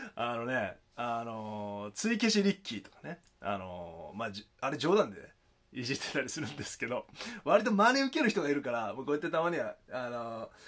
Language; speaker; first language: Japanese; native; Japanese